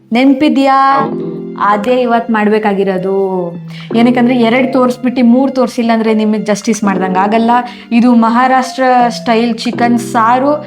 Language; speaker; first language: Kannada; non-native, local second language; Marathi